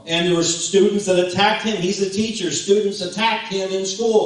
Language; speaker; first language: English; native; English